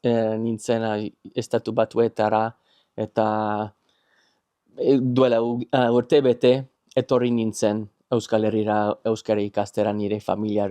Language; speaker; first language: Basque; non-native, learner; English